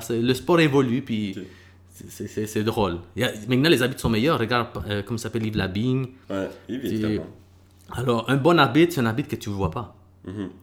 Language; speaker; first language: French; early bilingual, other home language; Spanish